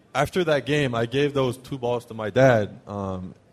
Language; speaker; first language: English; non-native, fluent; French